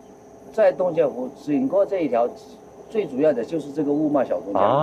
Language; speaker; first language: Chinese; native; Chinese